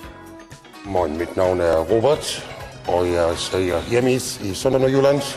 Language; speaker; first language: Danish; non-native, fluent; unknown